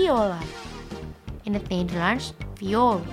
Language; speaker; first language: Dutch; non-native, learner; Indonesian